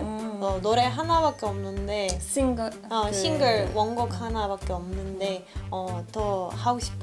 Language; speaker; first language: Korean; non-native, fluent; Spanish